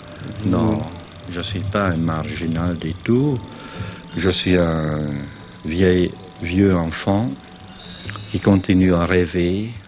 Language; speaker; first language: French; non-native, fluent; Hungarian